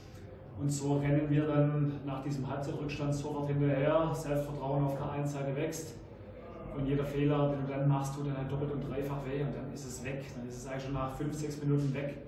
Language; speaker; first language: German; native; German